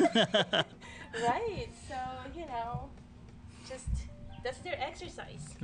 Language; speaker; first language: English; non-native, local second language; Iloko